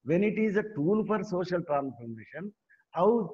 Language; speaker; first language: English; non-native, local second language; Telugu